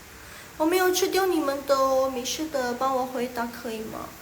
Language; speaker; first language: Chinese; non-native, fluent; Indonesian